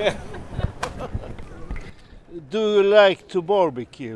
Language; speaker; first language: English; non-native, fluent; Swedish